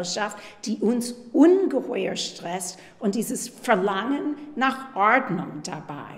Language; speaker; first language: German; non-native, fluent; English